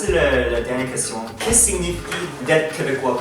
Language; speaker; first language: French; non-native, learner; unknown